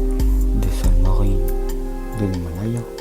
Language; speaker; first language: French; non-native, learner; Spanish